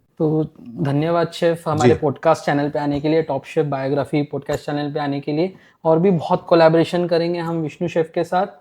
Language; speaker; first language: Hindi; non-native, local second language; Telugu